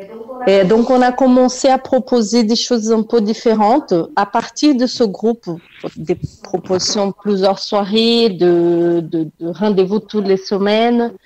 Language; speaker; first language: French; non-native, fluent; Portuguese